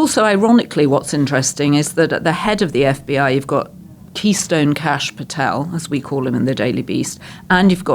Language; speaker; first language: English; native; English